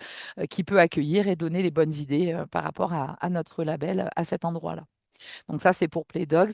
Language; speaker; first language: French; native; French